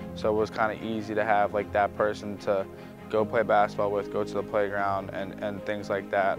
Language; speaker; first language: English; native; English